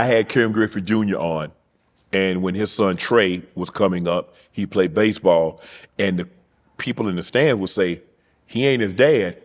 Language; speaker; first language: English; native; English